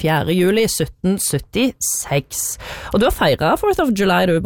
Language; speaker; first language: Norwegian; native; Norwegian